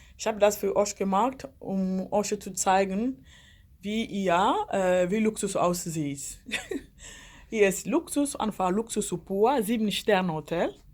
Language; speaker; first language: German; non-native, learner; Lingala